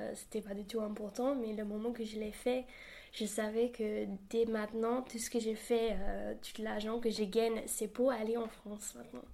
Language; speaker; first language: French; non-native, fluent; English